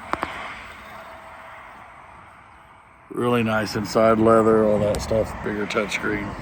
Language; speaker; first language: English; native; English